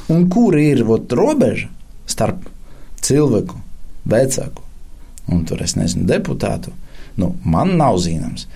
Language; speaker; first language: Latvian; non-native, local second language; Russian